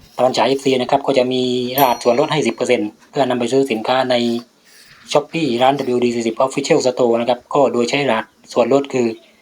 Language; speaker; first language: Thai; native; Thai